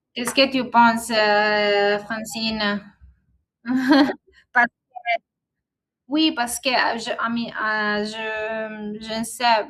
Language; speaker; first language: French; non-native, learner; Italian